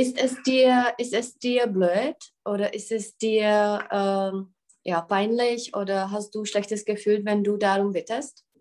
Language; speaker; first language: German; non-native, learner; Czech